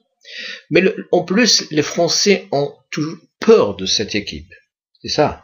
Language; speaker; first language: French; non-native, local second language; Arabic